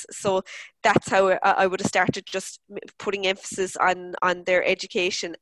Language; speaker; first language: English; native; English